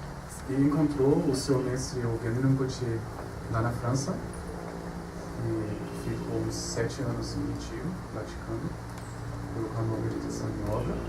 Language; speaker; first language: Portuguese; non-native, fluent; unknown